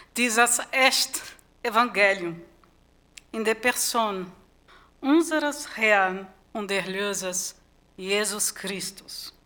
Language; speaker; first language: German; non-native, fluent; Portuguese